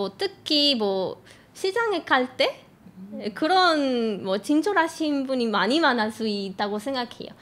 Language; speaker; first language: Korean; non-native, fluent; Spanish